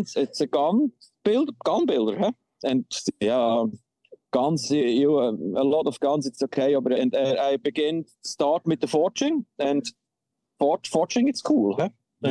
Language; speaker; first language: English; non-native, learner; Swiss German